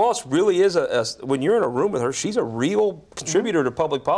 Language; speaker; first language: English; native; English